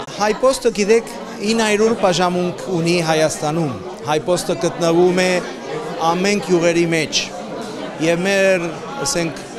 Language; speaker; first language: Armenian; early bilingual, heritage; Armenian